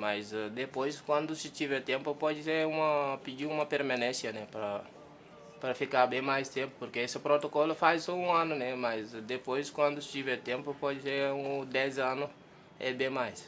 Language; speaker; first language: Portuguese; non-native, learner; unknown